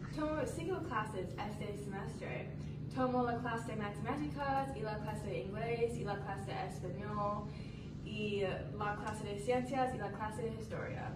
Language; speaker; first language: Spanish; non-native, learner; English